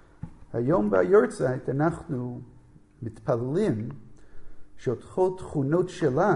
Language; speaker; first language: Hebrew; non-native, fluent; English